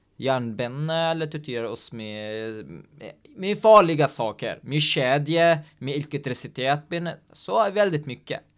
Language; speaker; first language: Swedish; non-native, fluent; Arabic